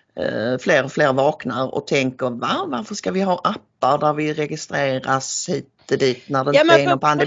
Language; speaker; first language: Swedish; native; Swedish